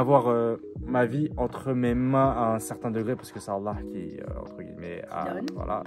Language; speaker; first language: French; early bilingual, other home language; Turkish